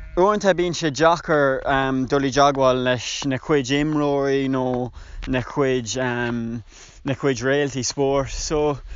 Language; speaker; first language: Irish; non-native, local second language; English